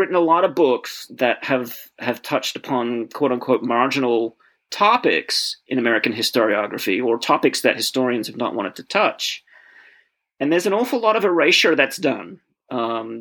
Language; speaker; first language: English; native; English